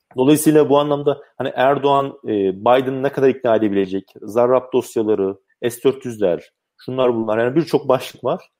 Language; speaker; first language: Turkish; native; Turkish